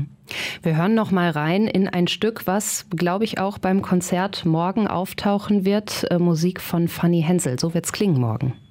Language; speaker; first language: German; native; German